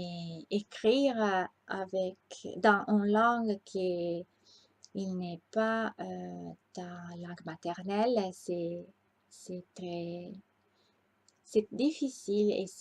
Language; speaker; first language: French; non-native, learner; Italian